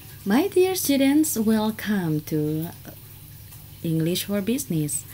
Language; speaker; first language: English; non-native, fluent; Indonesian